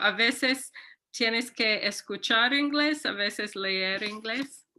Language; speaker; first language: Spanish; non-native, fluent; English